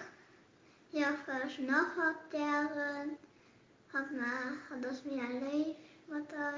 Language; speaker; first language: German; non-native, local second language; Luxembourgish